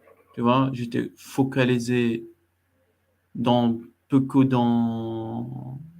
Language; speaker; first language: French; non-native, learner; Arabic